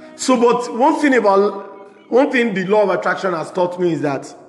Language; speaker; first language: English; non-native, local second language; Yoruba